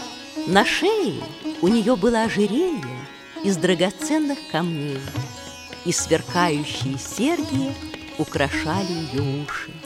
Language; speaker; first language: Russian; native; Russian